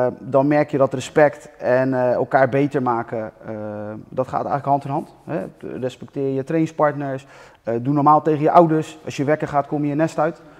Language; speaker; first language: Dutch; native; Dutch